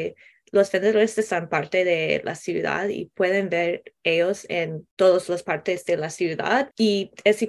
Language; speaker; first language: Spanish; non-native, learner; English